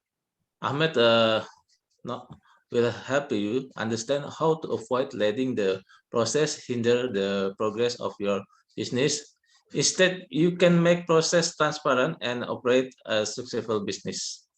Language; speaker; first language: English; non-native, learner; Indonesian